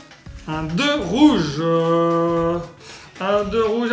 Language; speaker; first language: French; native; French